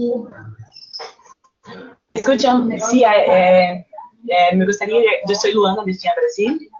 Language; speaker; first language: Spanish; non-native, fluent; Portuguese